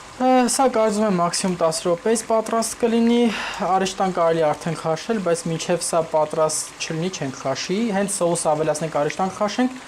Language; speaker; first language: Armenian; native; Armenian